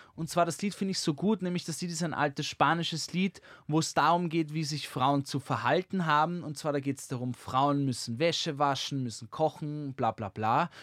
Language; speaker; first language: German; native; German